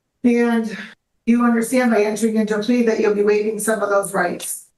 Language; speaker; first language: English; native; English